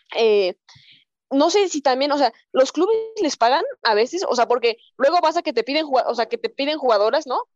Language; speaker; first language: Spanish; native; Spanish